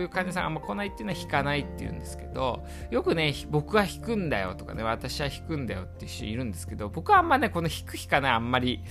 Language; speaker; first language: Japanese; native; Japanese